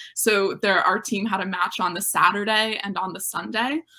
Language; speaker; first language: English; native; English